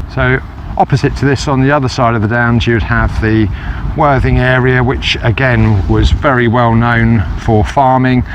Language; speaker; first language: English; native; English